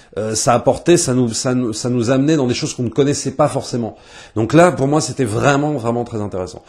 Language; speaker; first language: French; native; French